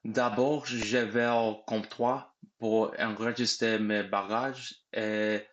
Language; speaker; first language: French; non-native, learner; English